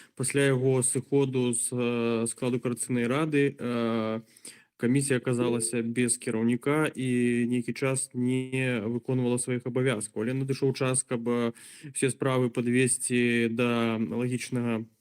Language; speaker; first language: Belarusian; non-native, local second language; Russian